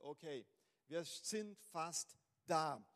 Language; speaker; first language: German; non-native, fluent; Portuguese